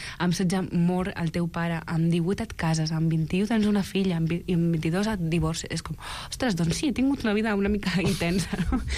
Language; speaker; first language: Catalan; early bilingual, other home language; Arabic